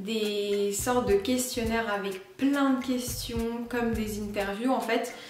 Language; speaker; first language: French; native; French